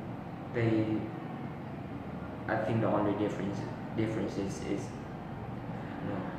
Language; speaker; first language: English; non-native, learner; Vietnamese